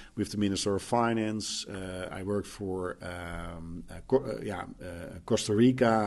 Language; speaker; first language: English; non-native, fluent; Dutch